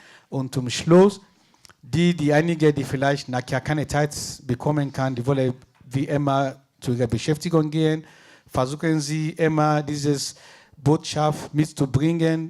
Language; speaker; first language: German; non-native, fluent; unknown